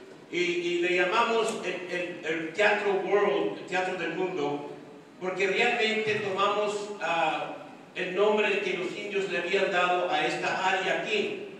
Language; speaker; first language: Spanish; early bilingual, heritage; Spanish